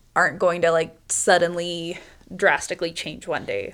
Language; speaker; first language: English; native; English